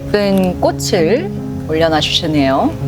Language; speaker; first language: Korean; native; Korean